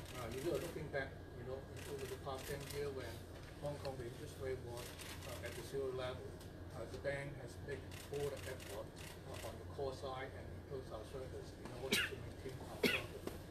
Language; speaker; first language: English; non-native, local second language; Cantonese